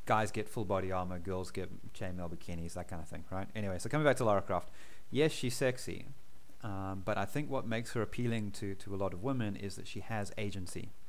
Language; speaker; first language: English; native; English